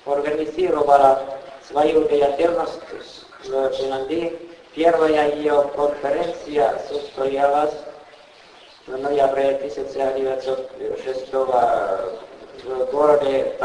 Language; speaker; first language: Russian; non-native, fluent; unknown